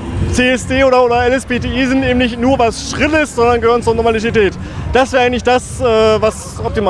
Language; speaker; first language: German; native; German